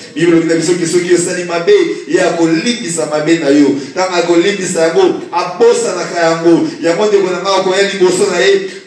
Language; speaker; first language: French; non-native, local second language; Lingala